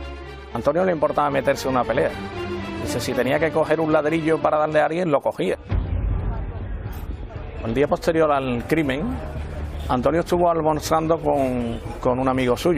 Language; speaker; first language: Spanish; native; Spanish